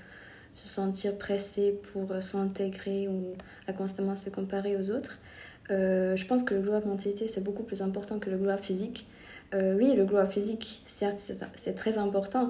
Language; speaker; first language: French; non-native, fluent; Hungarian